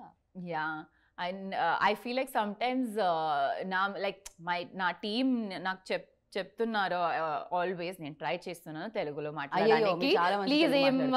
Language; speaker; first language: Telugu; non-native, learner; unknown